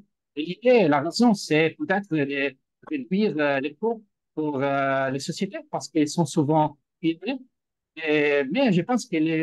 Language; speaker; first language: French; non-native, fluent; Italian